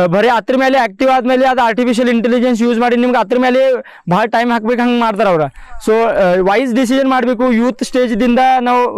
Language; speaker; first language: Kannada; non-native, local second language; Marathi